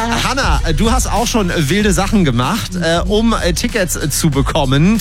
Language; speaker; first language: German; native; German